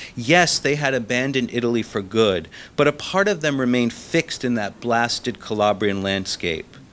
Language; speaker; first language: English; early bilingual, other home language; Italian